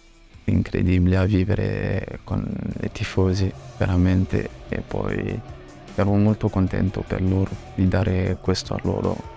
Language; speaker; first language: Italian; non-native, fluent; French